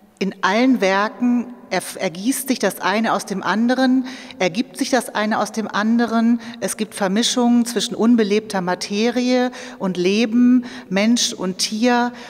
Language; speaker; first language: German; native; German